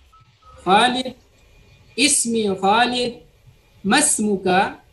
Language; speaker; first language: Arabic; non-native, fluent; Indonesian